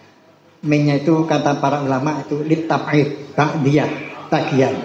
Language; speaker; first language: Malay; non-native, local second language; Javanese